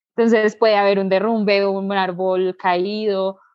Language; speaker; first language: Spanish; native; Spanish